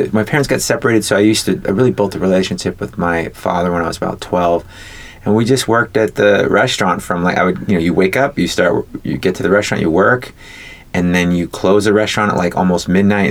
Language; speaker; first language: English; native; English